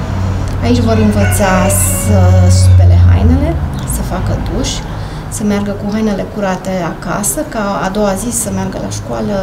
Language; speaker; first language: Romanian; native; Romanian